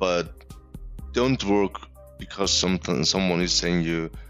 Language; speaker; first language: English; non-native, fluent; Persian